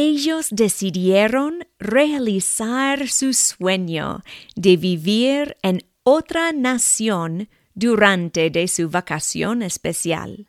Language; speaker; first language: Spanish; non-native, fluent; English